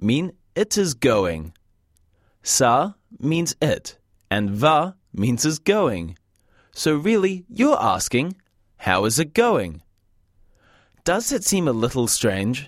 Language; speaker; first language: English; native; English